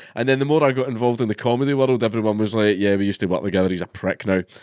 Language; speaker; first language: English; native; English